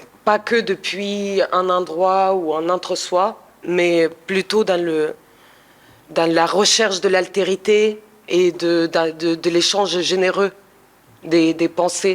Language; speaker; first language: French; non-native, fluent; Russian